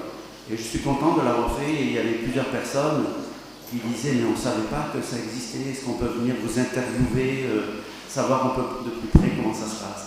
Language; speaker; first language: French; native; French